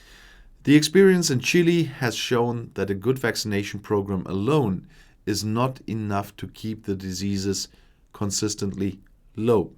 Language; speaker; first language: English; non-native, fluent; German